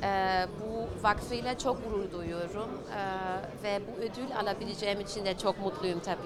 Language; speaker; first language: Turkish; early bilingual, heritage; German